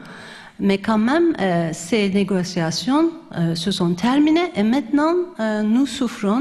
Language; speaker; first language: French; non-native, fluent; Turkish